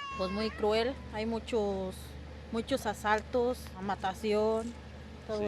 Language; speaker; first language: Spanish; native; Spanish